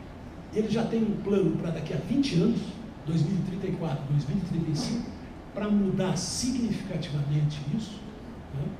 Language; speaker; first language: Portuguese; native; Portuguese